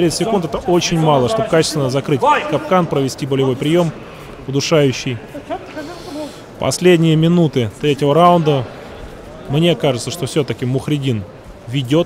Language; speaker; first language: Russian; native; Russian